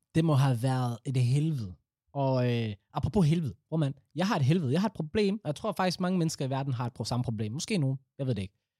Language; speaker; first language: Danish; early bilingual, other home language; Somali